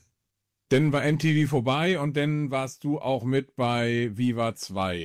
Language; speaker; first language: German; native; German